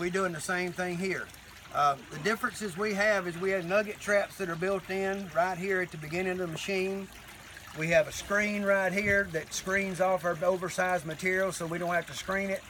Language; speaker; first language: English; native; English